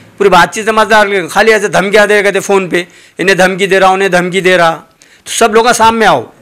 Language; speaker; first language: Hindi; non-native, local second language; Urdu